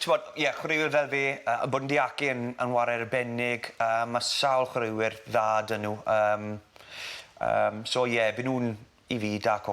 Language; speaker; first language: Welsh; native; Welsh